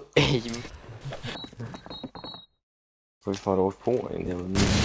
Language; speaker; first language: Swedish; native; Swedish